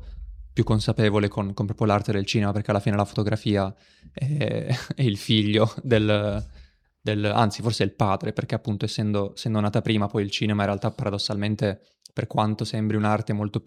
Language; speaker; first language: Italian; native; Italian